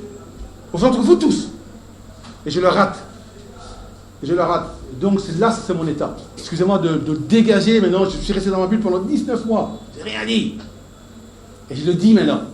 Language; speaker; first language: French; native; French